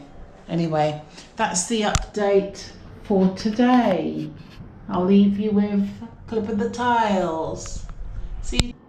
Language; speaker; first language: English; native; English